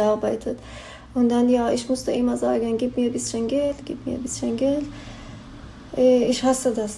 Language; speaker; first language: German; non-native, learner; Persian